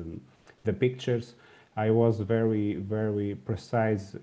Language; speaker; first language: English; non-native, learner; Portuguese